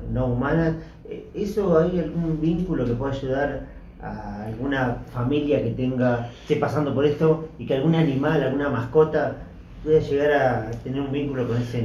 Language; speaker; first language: Spanish; native; Spanish